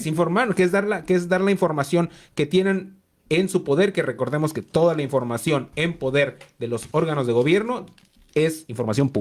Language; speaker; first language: Spanish; native; Spanish